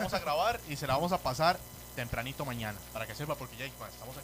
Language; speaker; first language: Spanish; native; Spanish